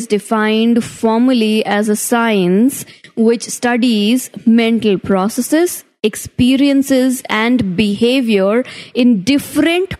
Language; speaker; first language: English; non-native, local second language; Hindi